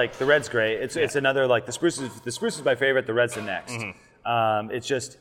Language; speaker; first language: English; native; English